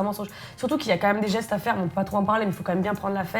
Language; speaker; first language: French; native; French